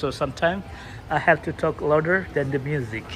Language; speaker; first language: English; non-native, local second language; Indonesian